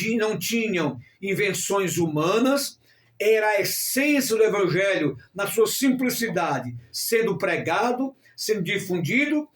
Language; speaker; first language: Portuguese; native; Portuguese